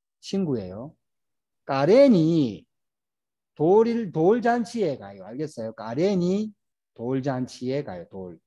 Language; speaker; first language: Korean; native; Korean